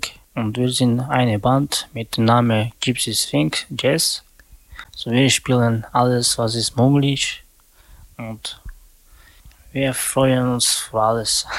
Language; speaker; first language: German; non-native, learner; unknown